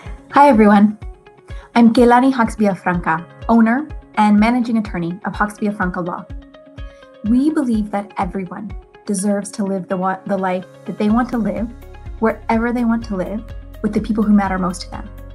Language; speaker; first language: English; native; English